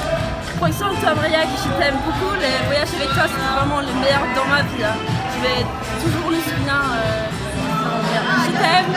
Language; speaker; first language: French; non-native, learner; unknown